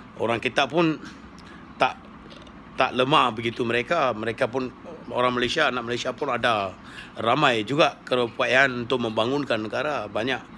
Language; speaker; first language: Malay; non-native, local second language; Tamil